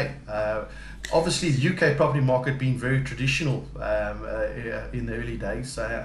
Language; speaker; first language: English; native; English